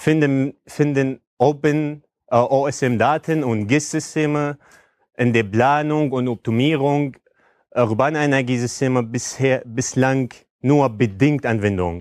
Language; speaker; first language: German; non-native, fluent; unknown